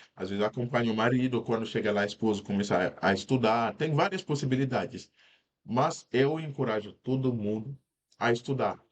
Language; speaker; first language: Portuguese; non-native, fluent; Wolof